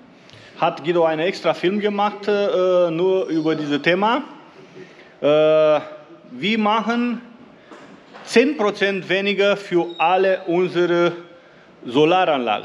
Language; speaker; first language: German; non-native, learner; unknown